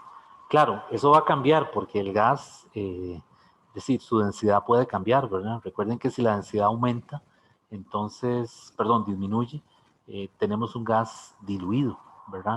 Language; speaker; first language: Spanish; native; Spanish